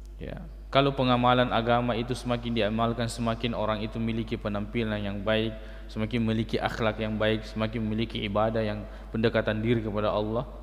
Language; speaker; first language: Malay; non-native, local second language; Buginese